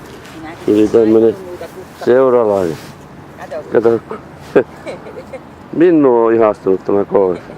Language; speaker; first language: Finnish; native; Finnish